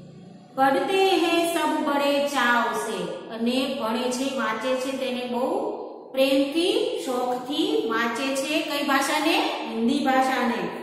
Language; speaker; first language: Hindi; non-native, local second language; Gujarati